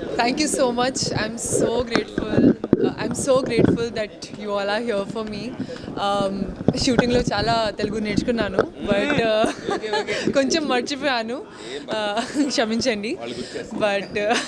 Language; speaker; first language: Telugu; non-native, learner; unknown